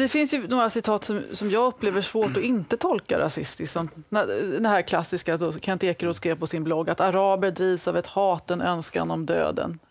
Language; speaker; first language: Swedish; native; Swedish